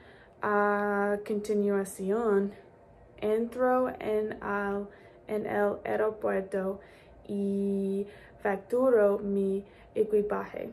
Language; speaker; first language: Spanish; non-native, learner; English